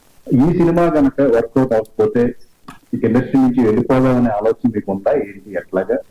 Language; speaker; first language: Telugu; native; Telugu